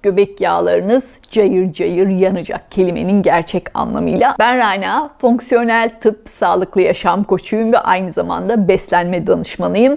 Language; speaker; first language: Turkish; native; Turkish